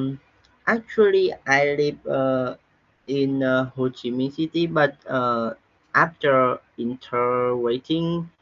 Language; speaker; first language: English; non-native, learner; Vietnamese